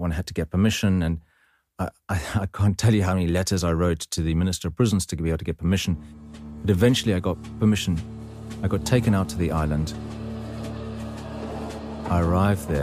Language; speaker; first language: English; native; English